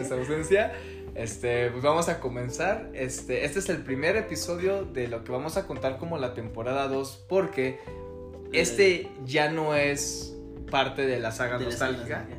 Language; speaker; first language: Spanish; native; Spanish